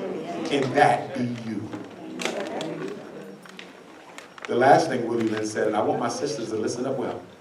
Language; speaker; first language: English; native; English